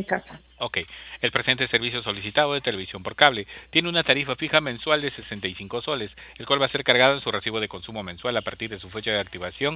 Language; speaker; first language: Spanish; native; Spanish